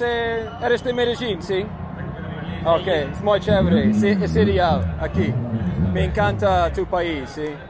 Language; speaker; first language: Spanish; non-native, learner; English